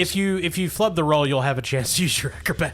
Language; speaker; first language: English; native; English